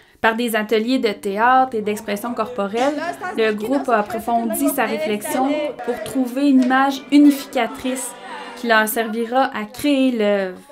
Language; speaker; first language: French; native; French